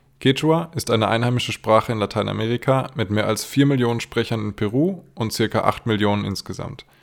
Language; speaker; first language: German; native; German